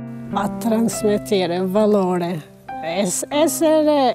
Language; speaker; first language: Italian; non-native, fluent; Albanian